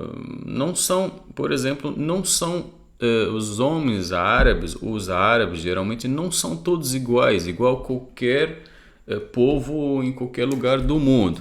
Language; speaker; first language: Portuguese; non-native, fluent; Arabic